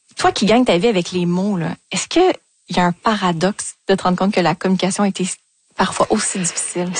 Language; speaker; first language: French; native; French